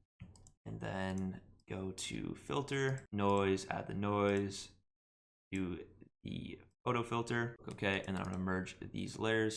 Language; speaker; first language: English; native; English